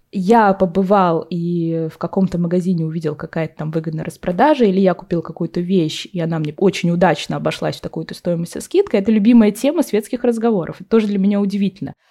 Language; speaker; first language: Russian; native; Russian